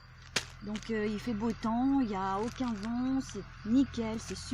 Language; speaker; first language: French; native; French